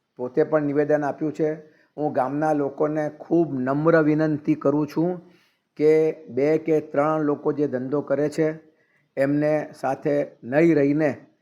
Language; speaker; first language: Gujarati; native; Gujarati